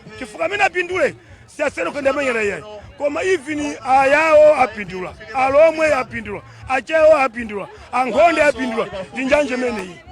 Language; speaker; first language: Nyanja; non-native, local second language; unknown